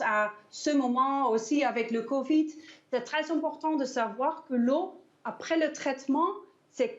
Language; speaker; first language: French; non-native, learner; Danish